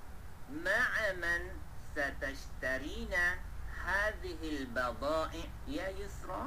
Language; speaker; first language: Arabic; non-native, fluent; Malay